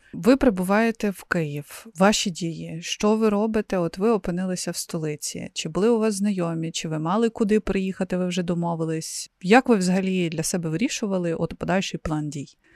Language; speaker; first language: Ukrainian; native; Ukrainian